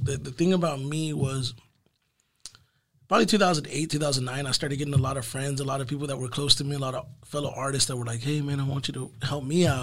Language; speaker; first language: English; early bilingual, other home language; Spanish